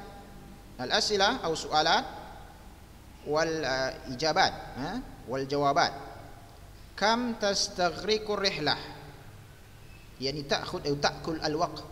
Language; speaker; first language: Arabic; non-native, fluent; Indonesian